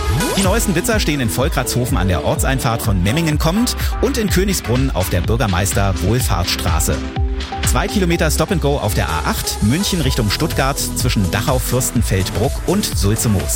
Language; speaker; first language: German; native; German